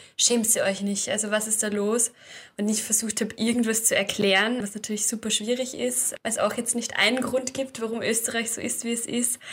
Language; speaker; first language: German; native; German